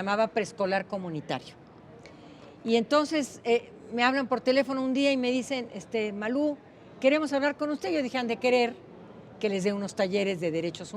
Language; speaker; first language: Spanish; native; Spanish